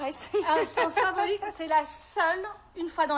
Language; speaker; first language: French; native; French